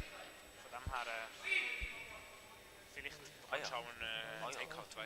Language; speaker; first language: German; native; German